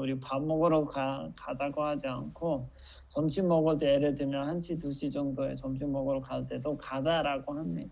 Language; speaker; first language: Korean; non-native, fluent; Nepali